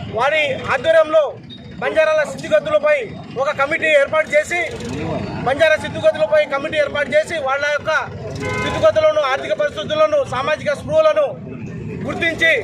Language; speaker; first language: Telugu; non-native, local second language; Lambadi